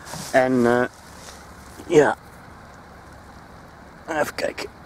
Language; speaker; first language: Dutch; non-native, fluent; German